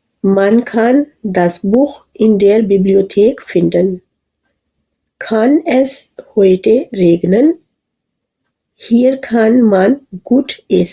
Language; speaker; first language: German; non-native, fluent; Urdu